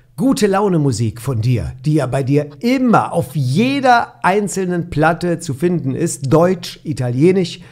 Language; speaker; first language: German; native; German